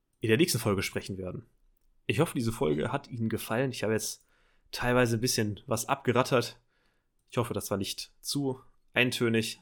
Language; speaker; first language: German; native; German